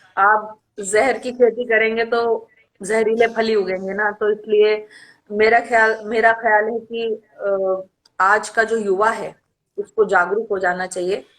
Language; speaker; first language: Hindi; native; Hindi